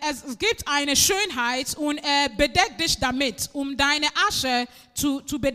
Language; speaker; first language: German; non-native, fluent; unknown